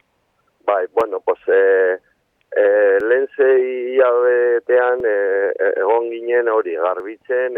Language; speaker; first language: Basque; non-native, local second language; Spanish